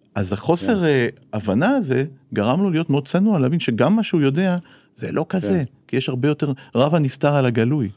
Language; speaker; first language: Hebrew; native; Hebrew